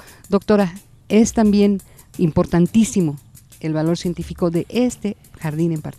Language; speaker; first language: Spanish; native; Spanish